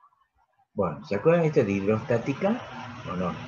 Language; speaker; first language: Spanish; native; Spanish